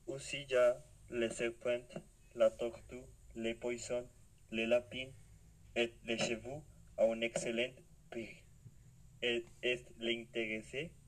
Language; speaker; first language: French; non-native, learner; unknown